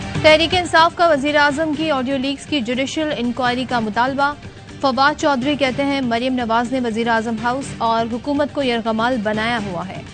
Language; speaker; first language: Urdu; native; Urdu